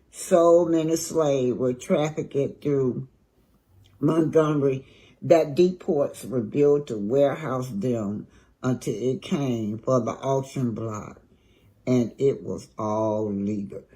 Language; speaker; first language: English; native; English